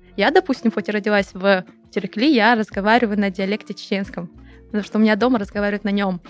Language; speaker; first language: Russian; non-native, local second language; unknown